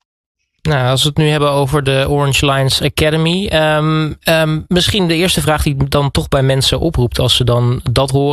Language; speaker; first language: Dutch; native; Dutch